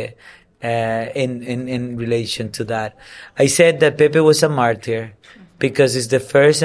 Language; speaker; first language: English; non-native, fluent; Spanish